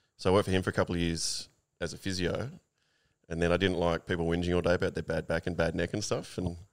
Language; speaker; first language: English; native; English